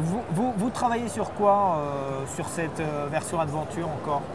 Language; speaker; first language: French; native; French